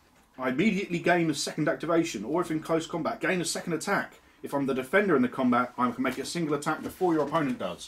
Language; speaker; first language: English; native; English